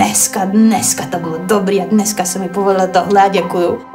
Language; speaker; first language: Czech; native; Czech